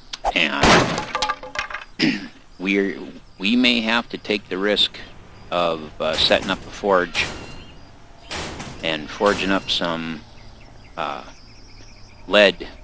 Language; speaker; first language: English; native; English